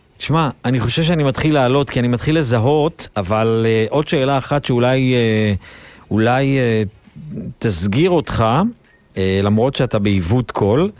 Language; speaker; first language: Hebrew; native; Hebrew